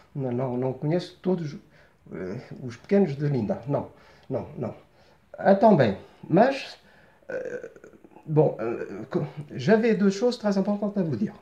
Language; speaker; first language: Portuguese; early bilingual, heritage; Portuguese